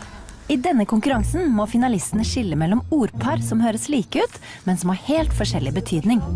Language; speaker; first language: Norwegian; native; Norwegian